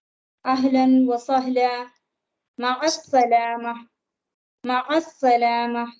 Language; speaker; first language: Arabic; non-native, learner; Tamil